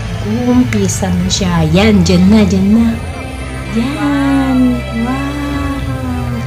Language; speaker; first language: Filipino; non-native, local second language; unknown